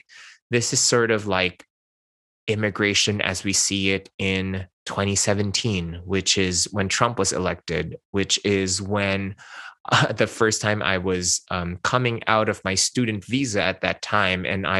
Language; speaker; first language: English; non-native, local second language; Min Nan Chinese